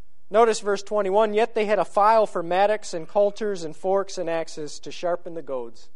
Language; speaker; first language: English; native; English